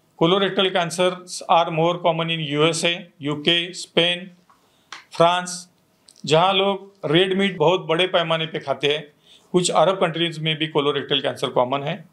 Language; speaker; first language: Hindi; non-native, local second language; Marathi